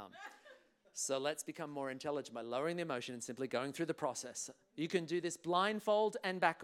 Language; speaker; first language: English; native; English